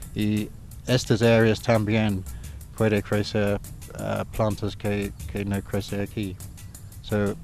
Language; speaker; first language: Spanish; non-native, learner; English